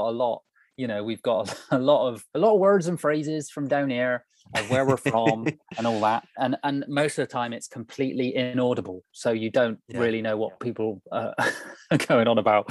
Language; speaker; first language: English; native; English